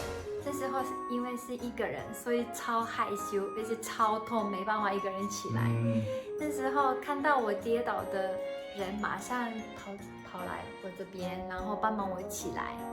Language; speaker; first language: Chinese; non-native, fluent; Japanese